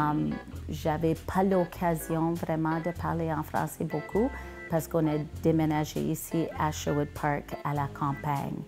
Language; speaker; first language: French; non-native, local second language; English